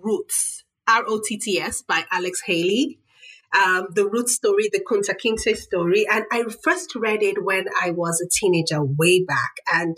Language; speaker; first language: English; non-native, local second language; Yoruba